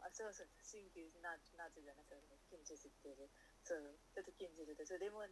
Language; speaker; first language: Japanese; non-native, learner; Nepali